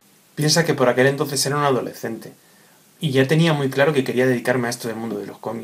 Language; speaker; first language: Spanish; native; Spanish